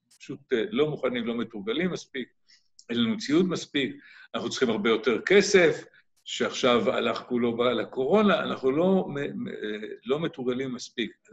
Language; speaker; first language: Hebrew; native; Hebrew